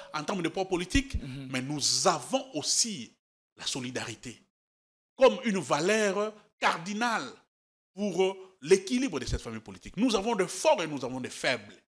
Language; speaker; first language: French; native; French